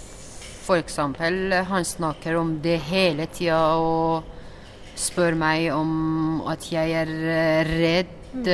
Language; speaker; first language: Norwegian; non-native, learner; Persian